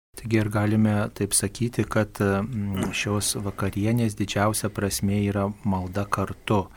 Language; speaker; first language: Lithuanian; native; Lithuanian